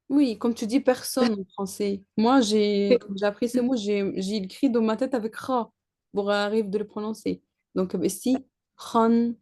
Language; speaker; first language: French; non-native, learner; Arabic